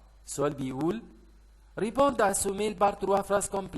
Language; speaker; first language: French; non-native, fluent; Arabic